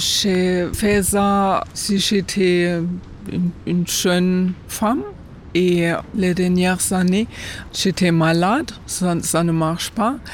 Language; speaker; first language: French; non-native, learner; German